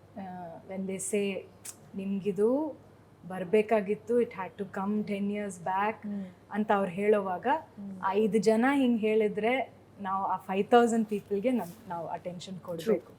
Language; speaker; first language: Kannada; non-native, local second language; Malayalam